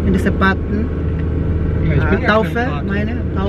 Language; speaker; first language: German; non-native, learner; Filipino